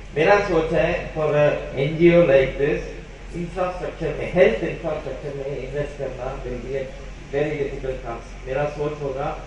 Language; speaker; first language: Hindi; non-native, local second language; Bangla